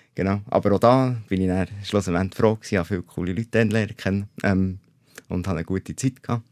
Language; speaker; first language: German; native; German